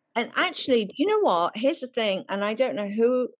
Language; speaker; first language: English; native; English